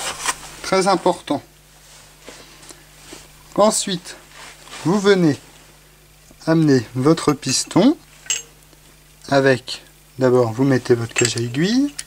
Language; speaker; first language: French; native; French